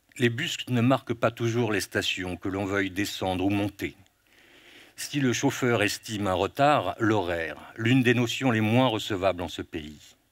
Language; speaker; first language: French; native; French